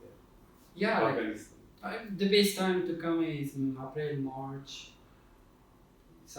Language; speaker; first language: English; non-native, fluent; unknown